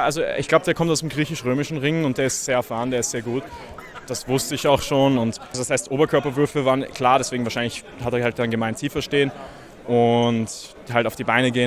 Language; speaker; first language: German; native; German